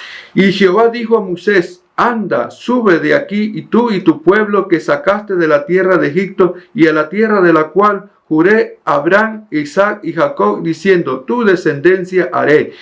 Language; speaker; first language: Spanish; native; Spanish